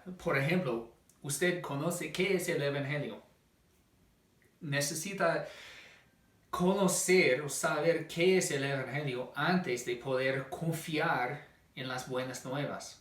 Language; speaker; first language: Spanish; non-native, fluent; English